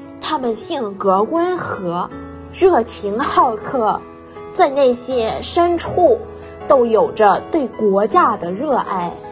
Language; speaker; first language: Chinese; non-native, fluent; Vietnamese